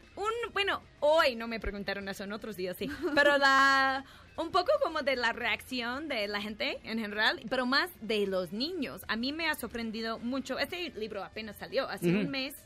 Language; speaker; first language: Spanish; non-native, fluent; English